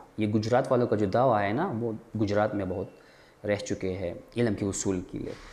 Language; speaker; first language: Urdu; non-native, local second language; Pashto